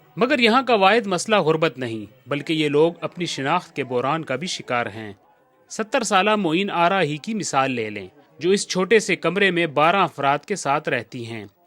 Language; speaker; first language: Urdu; native; Urdu